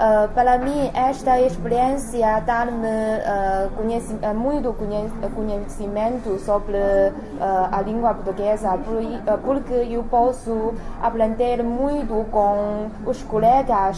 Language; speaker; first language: Portuguese; non-native, learner; Chinese